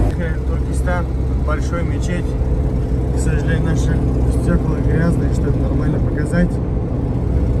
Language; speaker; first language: Russian; non-native, fluent; Tajik